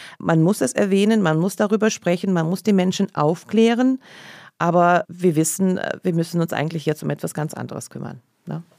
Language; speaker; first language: German; non-native, fluent; Russian